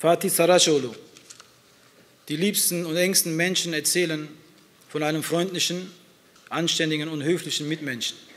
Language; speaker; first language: German; early bilingual, other home language; Turkish